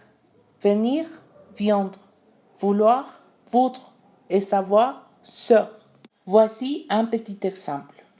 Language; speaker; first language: French; non-native, learner; Spanish